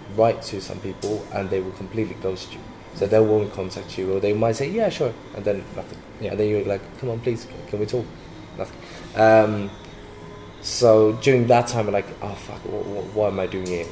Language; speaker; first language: English; non-native, fluent; Swedish